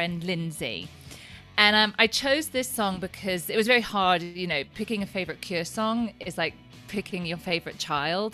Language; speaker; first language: English; native; English